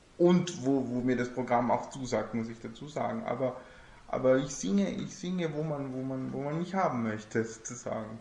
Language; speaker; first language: German; non-native, fluent; Italian